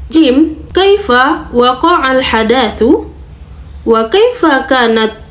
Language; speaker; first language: Arabic; non-native, learner; Indonesian